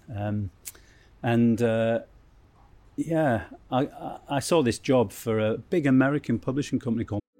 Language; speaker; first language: English; native; English